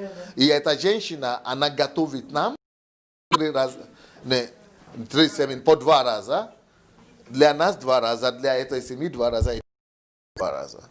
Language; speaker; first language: Russian; non-native, learner; Yoruba